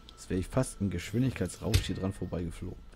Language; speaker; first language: German; native; German